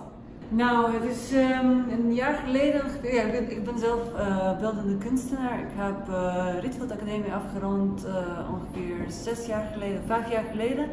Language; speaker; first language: Dutch; non-native, fluent; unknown